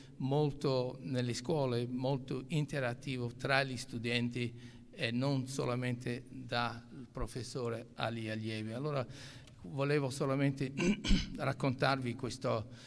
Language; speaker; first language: Italian; non-native, local second language; English